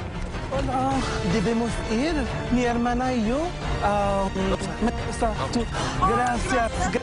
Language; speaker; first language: Spanish; non-native, learner; French